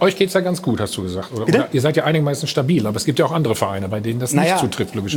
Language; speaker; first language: German; native; German